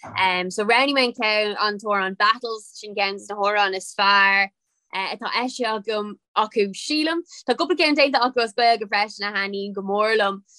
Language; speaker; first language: Irish; non-native, local second language; English